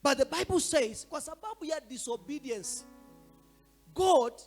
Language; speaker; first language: English; non-native, local second language; Swahili